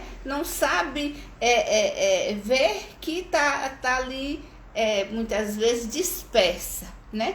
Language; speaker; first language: Portuguese; native; Portuguese